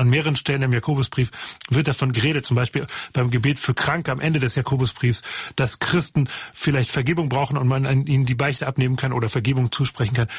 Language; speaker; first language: German; native; German